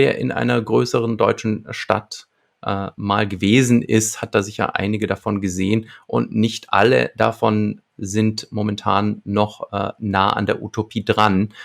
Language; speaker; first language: German; native; German